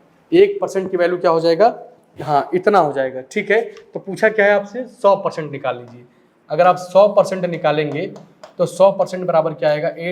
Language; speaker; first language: Hindi; native; Hindi